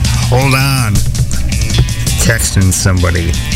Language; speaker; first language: English; native; English